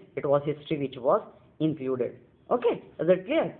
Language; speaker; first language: English; non-native, local second language; Marathi